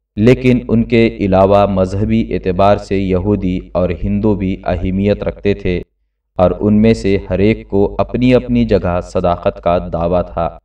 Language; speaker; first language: Urdu; native; Urdu